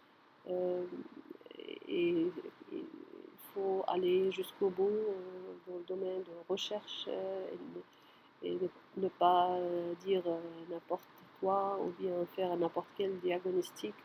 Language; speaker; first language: French; non-native, fluent; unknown